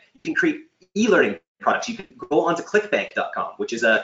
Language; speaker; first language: English; native; English